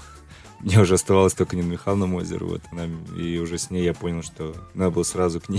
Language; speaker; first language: Russian; native; Russian